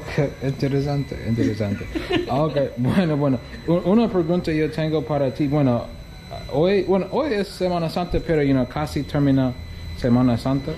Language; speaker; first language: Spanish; non-native, learner; English